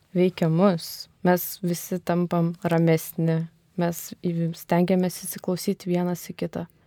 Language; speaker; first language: Lithuanian; native; Lithuanian